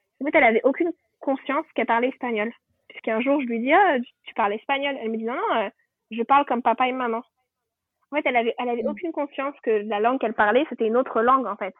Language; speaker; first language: French; native; French